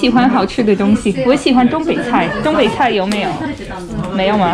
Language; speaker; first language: Chinese; non-native, fluent; English